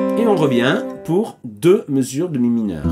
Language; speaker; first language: French; native; French